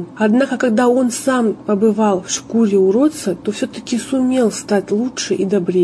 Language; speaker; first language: Russian; native; Russian